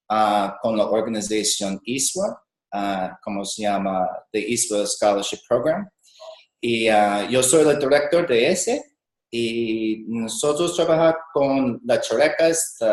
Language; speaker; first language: Spanish; non-native, learner; English